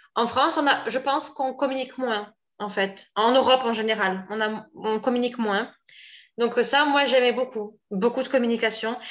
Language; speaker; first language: French; native; French